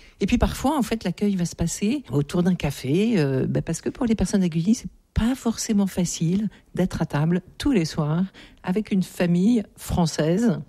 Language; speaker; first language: French; native; French